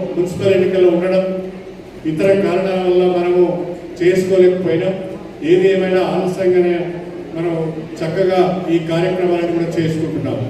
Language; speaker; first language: Telugu; native; Telugu